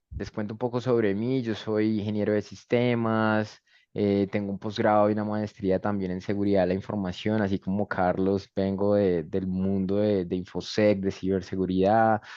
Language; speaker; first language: Spanish; native; Spanish